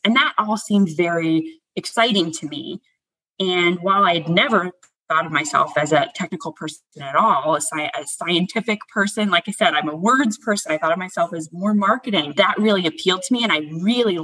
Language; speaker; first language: English; native; English